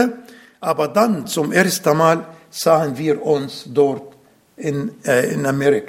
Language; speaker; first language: German; non-native, learner; Arabic